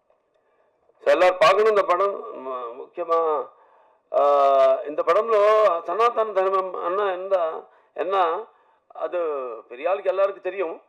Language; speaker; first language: Tamil; non-native, learner; Telugu